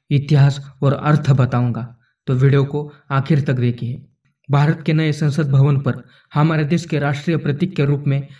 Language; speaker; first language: Hindi; non-native, local second language; Marathi